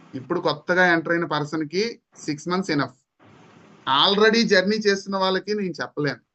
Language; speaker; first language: Telugu; native; Telugu